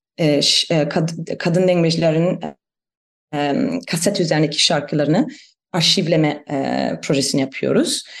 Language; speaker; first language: Turkish; non-native, fluent; German